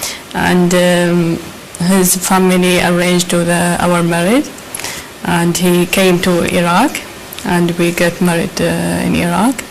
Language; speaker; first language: English; non-native, learner; Arabic